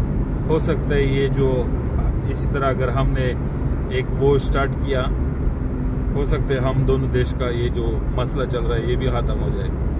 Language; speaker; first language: Hindi; non-native, local second language; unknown